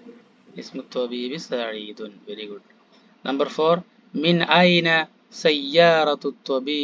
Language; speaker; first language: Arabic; non-native, fluent; Malayalam